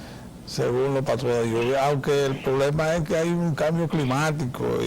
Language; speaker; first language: Spanish; native; Spanish